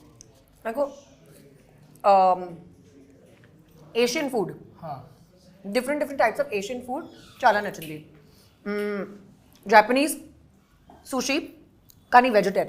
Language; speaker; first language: Telugu; non-native, learner; Hindi